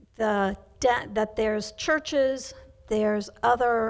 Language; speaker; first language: English; native; English